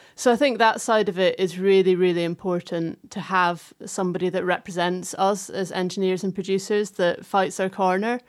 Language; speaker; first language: English; native; English